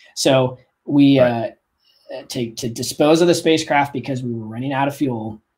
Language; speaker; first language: English; native; English